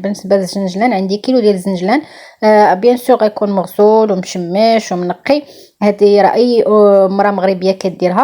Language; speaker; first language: Arabic; native; Arabic